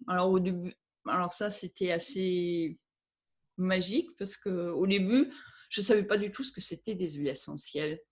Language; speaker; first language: French; non-native, fluent; German